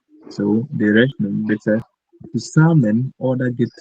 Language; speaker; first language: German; non-native, learner; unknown